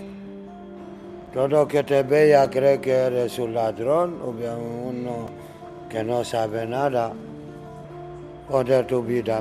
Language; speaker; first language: Spanish; non-native, learner; Arabic